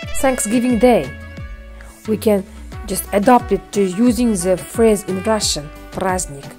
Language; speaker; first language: English; non-native, fluent; Uzbek